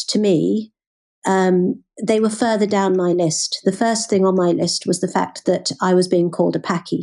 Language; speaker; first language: English; native; English